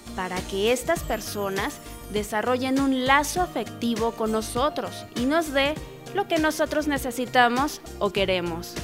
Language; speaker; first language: Spanish; native; Spanish